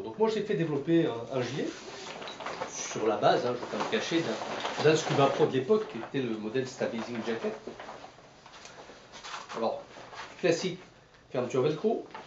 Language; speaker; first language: French; native; French